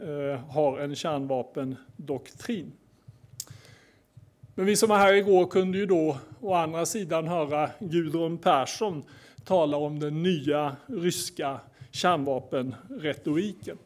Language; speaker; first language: Swedish; native; Swedish